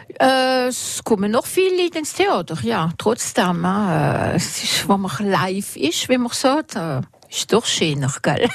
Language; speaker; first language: German; non-native, local second language; French